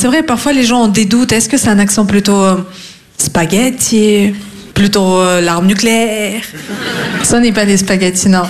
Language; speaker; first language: French; non-native, fluent; Russian